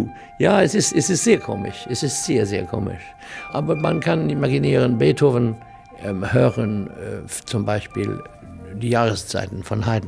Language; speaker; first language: German; non-native, learner; English